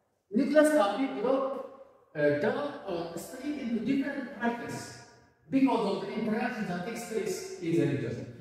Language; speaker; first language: English; non-native, local second language; Amharic